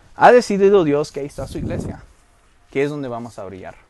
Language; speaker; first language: Spanish; early bilingual, heritage; Spanish